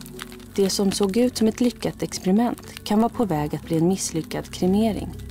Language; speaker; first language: Swedish; native; Swedish